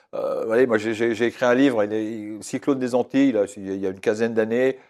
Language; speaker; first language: French; native; French